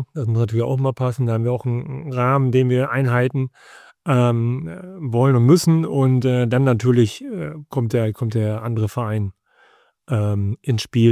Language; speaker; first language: German; native; German